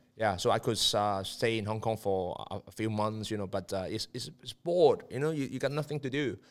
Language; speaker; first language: English; non-native, local second language; Cantonese